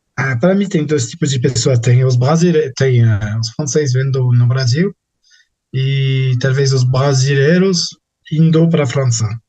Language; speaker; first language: Portuguese; non-native, fluent; French